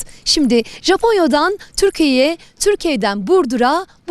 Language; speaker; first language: Turkish; native; Turkish